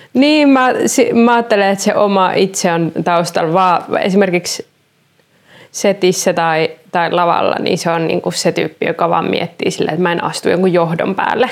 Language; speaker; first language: Finnish; native; Finnish